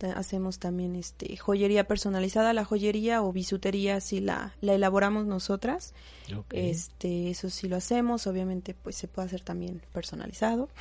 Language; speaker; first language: Spanish; native; Spanish